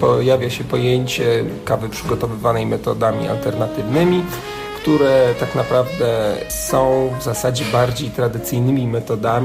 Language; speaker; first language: Polish; native; Polish